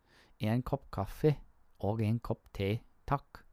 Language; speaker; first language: Norwegian; non-native, learner; English